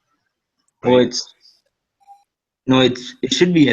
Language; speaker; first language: English; native; English